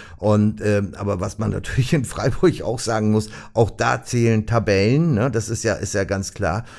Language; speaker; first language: German; native; German